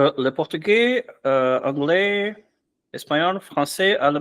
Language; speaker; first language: French; non-native, fluent; Portuguese